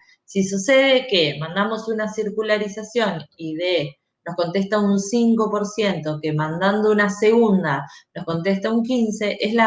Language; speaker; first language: Spanish; native; Spanish